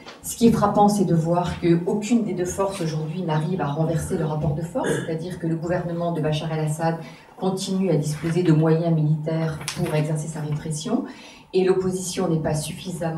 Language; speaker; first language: French; native; French